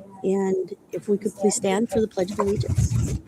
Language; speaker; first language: English; native; English